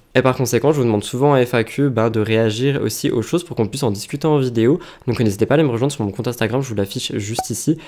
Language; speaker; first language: French; native; French